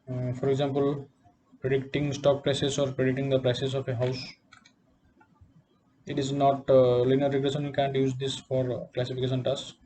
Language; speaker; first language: English; non-native, local second language; Odia